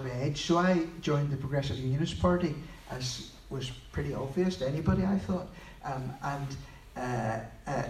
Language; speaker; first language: English; native; English